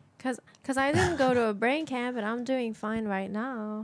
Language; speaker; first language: English; non-native, fluent; Japanese